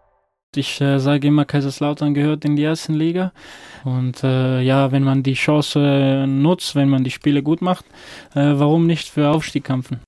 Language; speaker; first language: German; non-native, fluent; Croatian